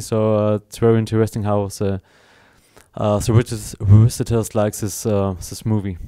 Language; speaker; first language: English; non-native, learner; German